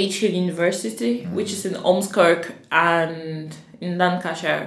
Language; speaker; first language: English; native; English